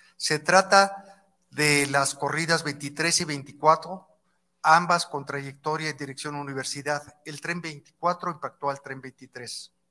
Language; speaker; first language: Spanish; native; Spanish